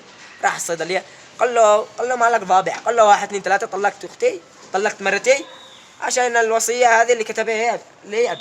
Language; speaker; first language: Arabic; native; Arabic